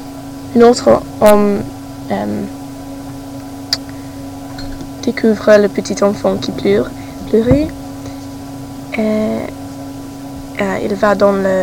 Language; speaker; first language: French; non-native, learner; English